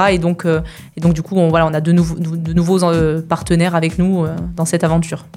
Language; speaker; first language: French; native; French